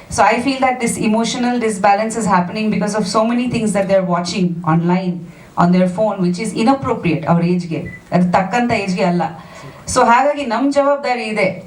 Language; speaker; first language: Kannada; non-native, fluent; Bangla